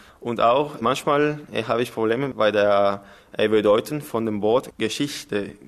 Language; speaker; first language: German; non-native, learner; Spanish